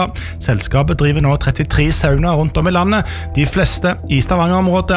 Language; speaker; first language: Norwegian; native; Norwegian